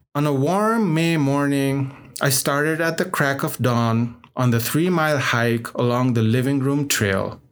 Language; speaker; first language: English; non-native, local second language; Nepali